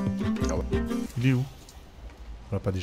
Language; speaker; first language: French; native; French